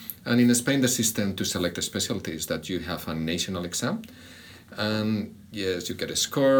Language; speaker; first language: English; non-native, fluent; Spanish